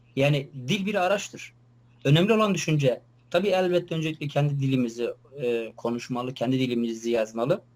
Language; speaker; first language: Turkish; non-native, local second language; Kurdish